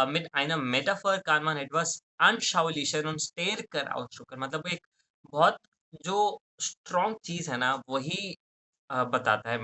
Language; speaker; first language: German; non-native, fluent; Hindi